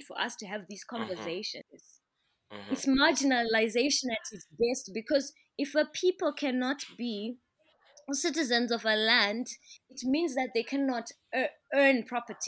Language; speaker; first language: English; non-native, local second language; Shona